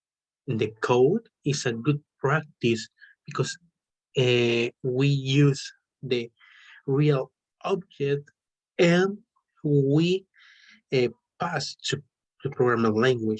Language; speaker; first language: English; non-native, learner; Spanish